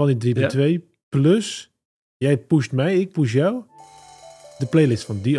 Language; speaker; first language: Dutch; native; Dutch